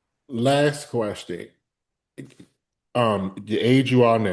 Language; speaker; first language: English; native; English